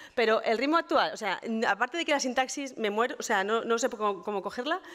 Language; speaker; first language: Spanish; native; Spanish